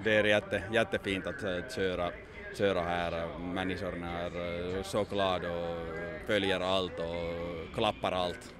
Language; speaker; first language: Swedish; non-native, learner; Finnish